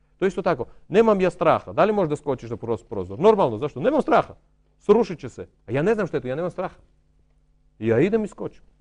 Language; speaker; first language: Croatian; non-native, fluent; Armenian